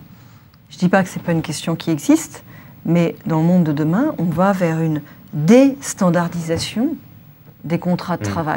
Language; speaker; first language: French; native; French